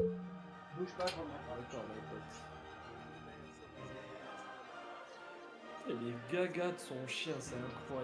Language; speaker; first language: French; native; French